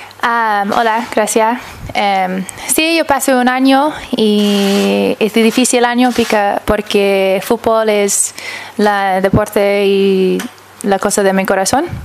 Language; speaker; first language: Spanish; early bilingual, heritage; English